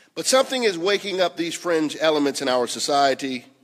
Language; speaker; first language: English; native; English